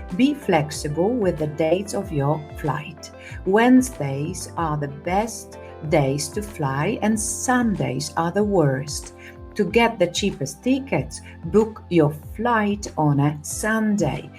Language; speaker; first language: English; non-native, fluent; Polish